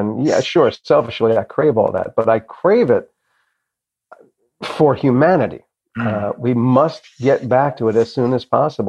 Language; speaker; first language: English; native; English